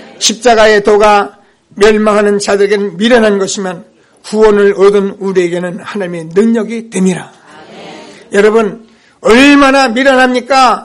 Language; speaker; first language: Korean; native; Korean